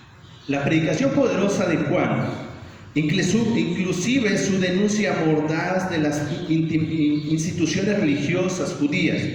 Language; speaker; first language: Spanish; native; Spanish